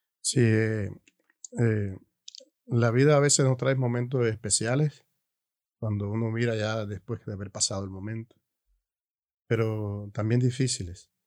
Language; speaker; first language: Spanish; native; Spanish